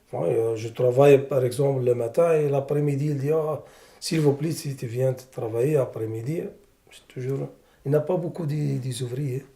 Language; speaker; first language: French; non-native, learner; Arabic